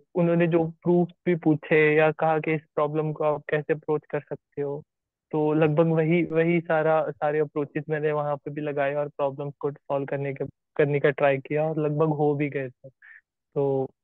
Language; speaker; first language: Hindi; native; Hindi